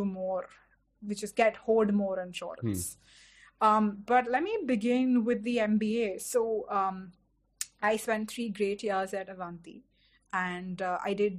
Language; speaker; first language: English; non-native, local second language; Hindi